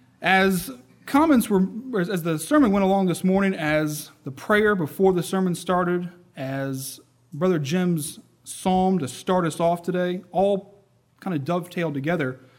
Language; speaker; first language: English; native; English